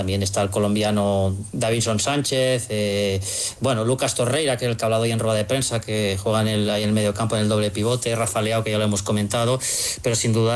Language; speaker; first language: Spanish; native; Spanish